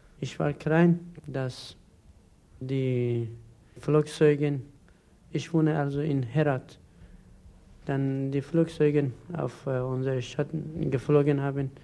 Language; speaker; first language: German; non-native, learner; Persian